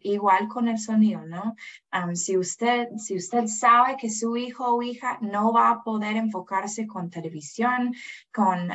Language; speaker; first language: Spanish; non-native, fluent; English